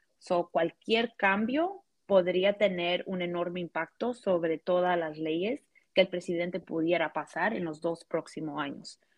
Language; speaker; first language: Spanish; early bilingual, heritage; Spanish